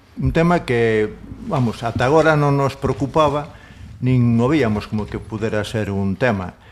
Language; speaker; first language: Galician; non-native, local second language; Spanish